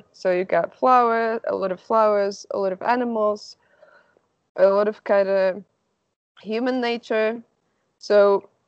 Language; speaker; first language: English; non-native, fluent; Slovak